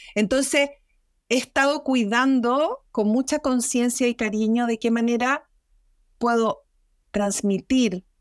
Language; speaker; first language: Spanish; native; Spanish